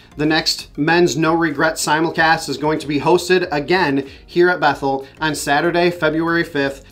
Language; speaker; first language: English; native; English